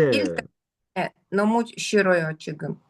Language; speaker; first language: Korean; non-native, learner; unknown